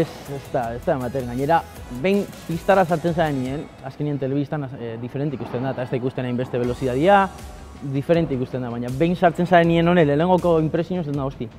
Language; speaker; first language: Basque; native; Basque